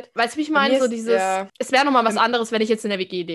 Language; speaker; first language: German; native; German